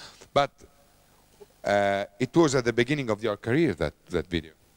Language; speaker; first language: English; non-native, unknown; Italian